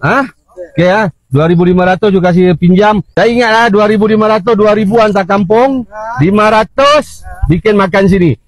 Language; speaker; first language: Malay; native; Malay